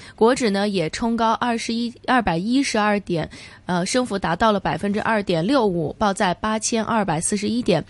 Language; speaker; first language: Chinese; non-native, local second language; Cantonese